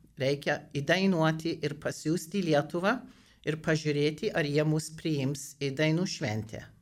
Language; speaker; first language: Lithuanian; early bilingual, heritage; Lithuanian